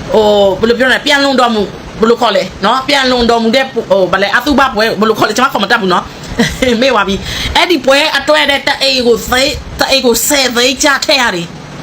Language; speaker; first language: Burmese; non-native, local second language; S'gaw Karen